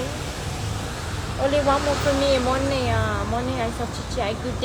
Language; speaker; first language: English; non-native, learner; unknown